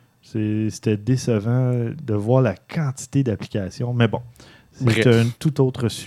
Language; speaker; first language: French; native; French